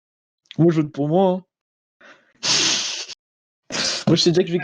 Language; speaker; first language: French; native; French